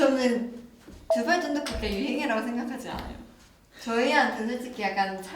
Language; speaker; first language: Korean; native; Korean